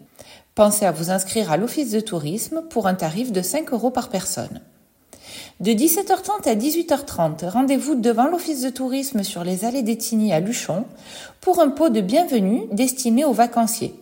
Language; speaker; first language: French; native; French